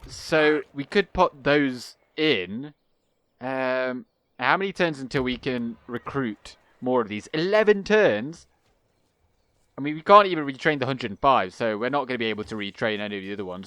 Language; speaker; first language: English; native; English